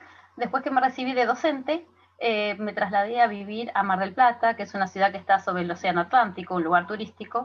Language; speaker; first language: Spanish; native; Spanish